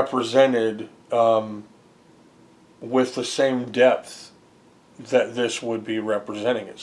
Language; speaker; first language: English; native; English